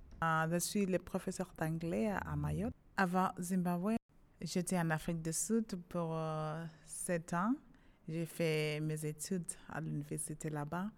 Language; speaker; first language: French; non-native, fluent; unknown